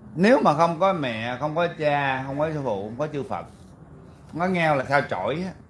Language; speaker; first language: Vietnamese; early bilingual, heritage; Vietnamese